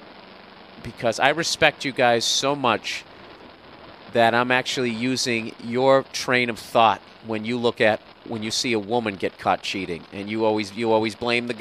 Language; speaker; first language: English; native; English